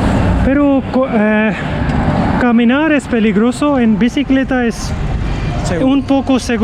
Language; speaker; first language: Spanish; non-native, learner; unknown